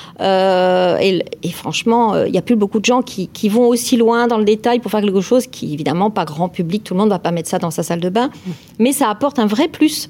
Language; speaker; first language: French; native; French